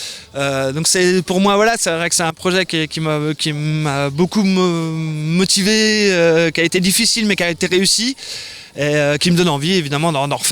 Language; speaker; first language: French; native; French